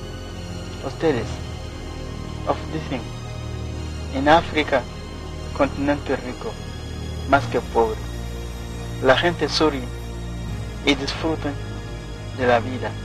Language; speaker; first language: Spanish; non-native, fluent; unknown